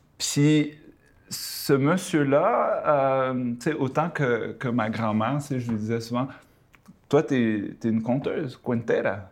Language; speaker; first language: French; early bilingual, other home language; Spanish